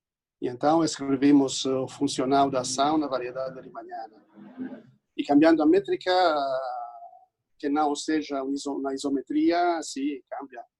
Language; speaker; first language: Portuguese; non-native, fluent; Italian